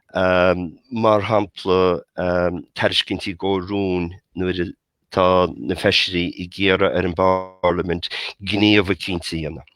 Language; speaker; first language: Irish; native; Irish